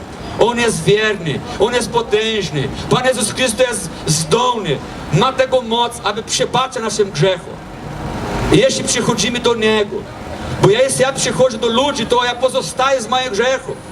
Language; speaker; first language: Polish; non-native, fluent; Portuguese